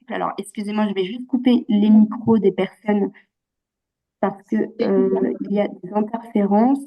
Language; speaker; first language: French; native; French